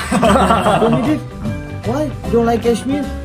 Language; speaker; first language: English; non-native, local second language; Kashmiri